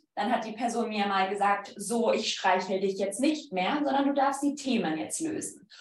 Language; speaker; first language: German; non-native, fluent; Polish